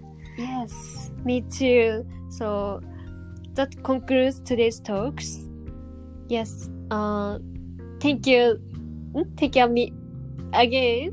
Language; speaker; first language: English; non-native, learner; Japanese